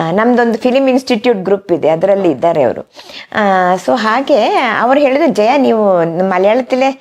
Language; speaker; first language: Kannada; non-native, local second language; Malayalam